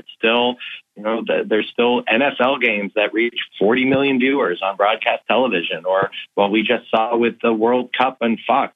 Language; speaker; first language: English; native; English